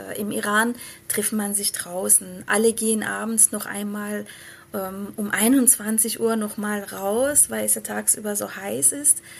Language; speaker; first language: German; early bilingual, other home language; Persian